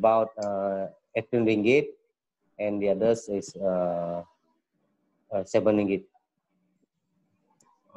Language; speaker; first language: English; non-native, local second language; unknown